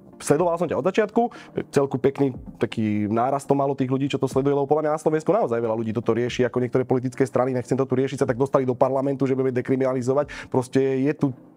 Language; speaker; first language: Slovak; native; Slovak